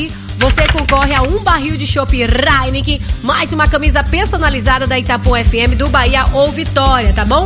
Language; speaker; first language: Portuguese; native; Portuguese